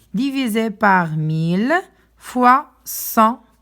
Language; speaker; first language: French; non-native, local second language; Arabic